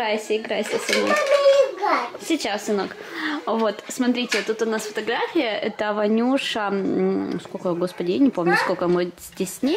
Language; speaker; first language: Russian; native; Russian